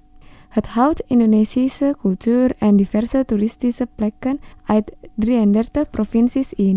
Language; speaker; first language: Dutch; non-native, fluent; Indonesian